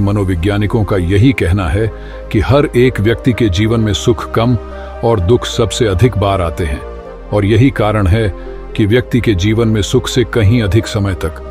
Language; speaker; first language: Hindi; native; Hindi